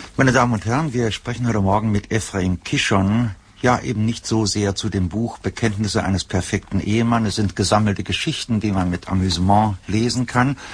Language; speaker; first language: German; native; German